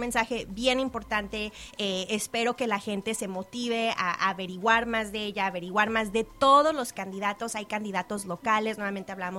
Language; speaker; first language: Spanish; native; Spanish